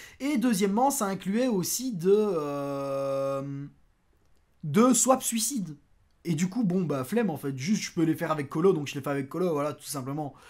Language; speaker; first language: French; native; French